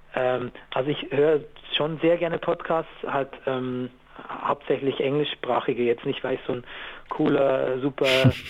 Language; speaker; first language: German; native; German